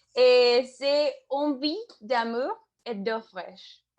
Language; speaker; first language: French; non-native, learner; Spanish